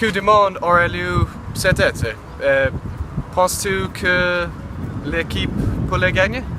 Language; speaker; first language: French; non-native, learner; English